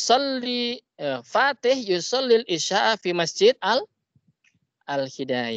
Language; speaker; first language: Arabic; non-native, fluent; Indonesian